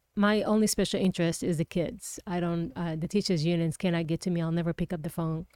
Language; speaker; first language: English; non-native, fluent; Hebrew